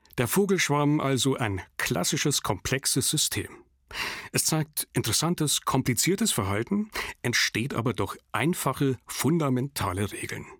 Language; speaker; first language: German; native; German